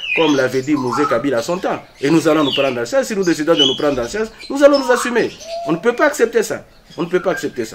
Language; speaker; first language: French; non-native, local second language; Swahili